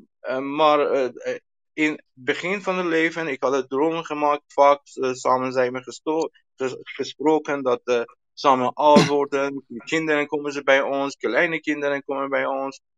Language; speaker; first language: Dutch; non-native, learner; Persian